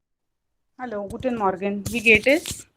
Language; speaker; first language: German; non-native, fluent; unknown